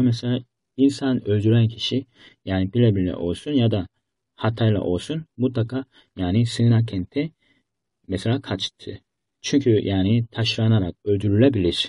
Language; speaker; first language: Turkish; non-native, fluent; Korean